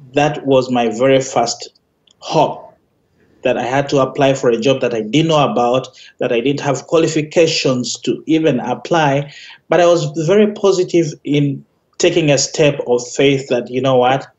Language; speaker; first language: English; non-native, local second language; Ganda